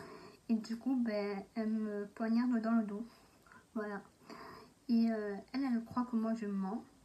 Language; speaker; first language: French; native; French